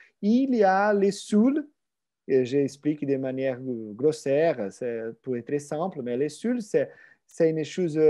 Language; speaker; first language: French; non-native, fluent; Portuguese